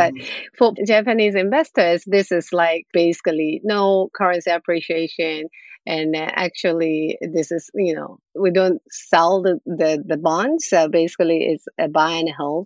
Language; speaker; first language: English; non-native, fluent; Japanese